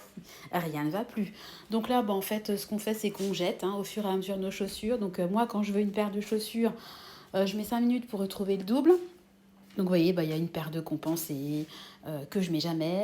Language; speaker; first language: French; native; French